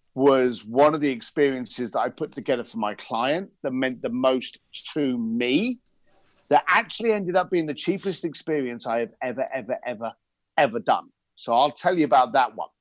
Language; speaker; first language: English; native; English